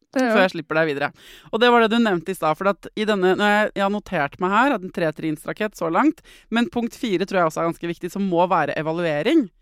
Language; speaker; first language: Norwegian; native; Norwegian